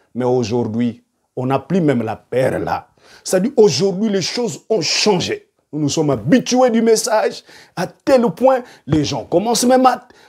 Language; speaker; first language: French; non-native, local second language; Lingala